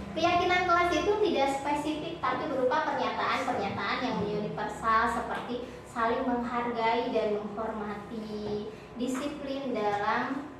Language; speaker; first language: Indonesian; native; Indonesian